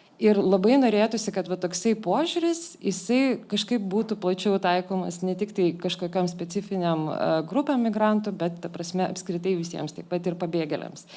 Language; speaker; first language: Lithuanian; native; Lithuanian